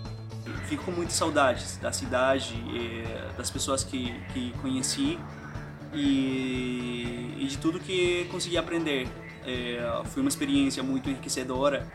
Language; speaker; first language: Portuguese; non-native, fluent; Spanish